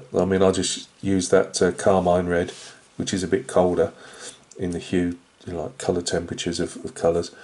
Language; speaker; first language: English; native; English